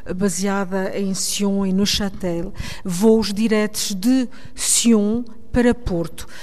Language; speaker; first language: Portuguese; early bilingual, heritage; Portuguese